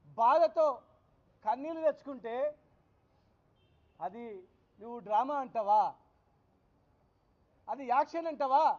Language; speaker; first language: Telugu; native; Telugu